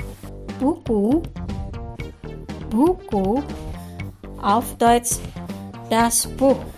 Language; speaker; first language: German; non-native, fluent; Indonesian